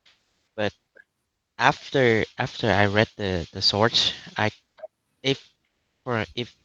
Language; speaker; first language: English; non-native, learner; Vietnamese